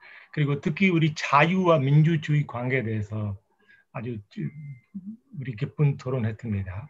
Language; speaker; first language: Korean; non-native, fluent; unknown